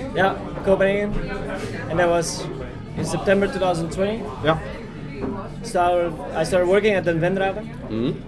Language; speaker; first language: English; non-native, fluent; Dutch